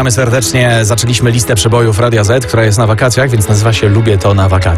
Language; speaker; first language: Polish; native; Polish